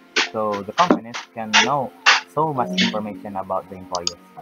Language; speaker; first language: English; non-native, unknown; Indonesian